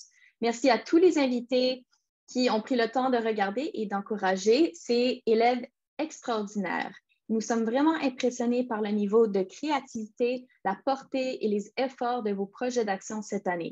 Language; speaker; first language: French; native; French